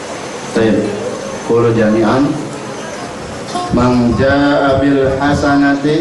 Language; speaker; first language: Arabic; non-native, learner; Indonesian